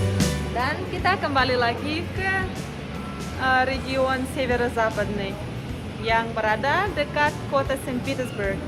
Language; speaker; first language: Indonesian; non-native, fluent; Russian